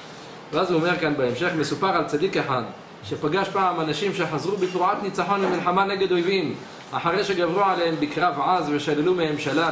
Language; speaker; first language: Hebrew; native; Hebrew